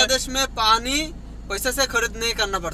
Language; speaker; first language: Hindi; non-native, fluent; Bangla